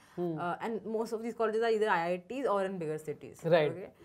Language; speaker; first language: English; non-native, local second language; Hindi